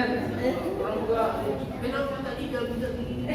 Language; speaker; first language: Indonesian; non-native, learner; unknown